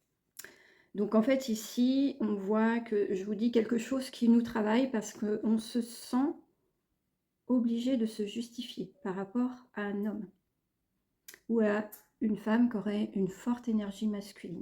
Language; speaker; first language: French; native; French